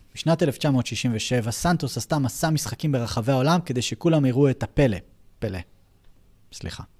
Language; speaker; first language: Hebrew; native; Hebrew